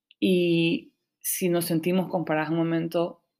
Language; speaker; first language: Spanish; native; Spanish